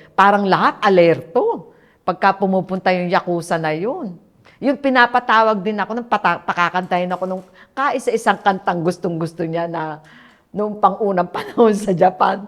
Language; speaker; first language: Filipino; native; Filipino